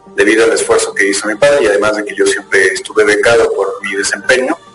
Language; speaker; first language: Spanish; native; Spanish